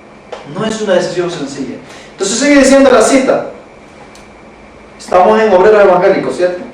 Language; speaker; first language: Spanish; native; Spanish